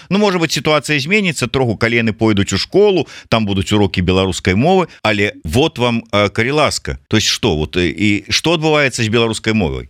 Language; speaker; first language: Belarusian; native; Belarusian